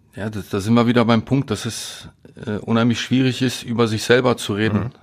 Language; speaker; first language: German; native; German